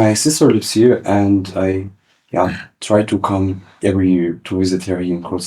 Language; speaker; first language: English; early bilingual, other home language; Kurdish